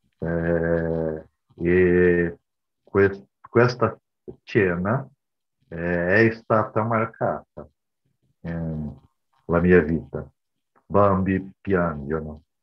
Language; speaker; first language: Italian; non-native, learner; Portuguese